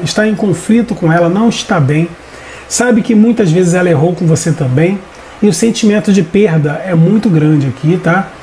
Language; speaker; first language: Portuguese; native; Portuguese